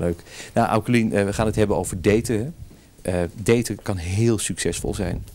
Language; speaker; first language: Dutch; native; Dutch